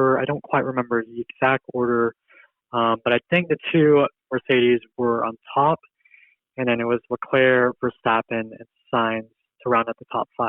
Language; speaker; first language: English; native; English